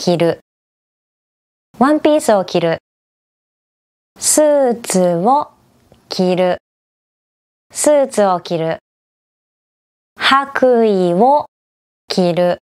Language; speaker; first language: Japanese; native; Japanese